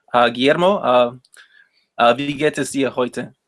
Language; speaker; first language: German; non-native, learner; Spanish